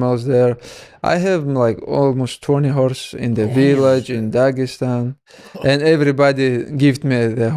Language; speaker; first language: English; non-native, learner; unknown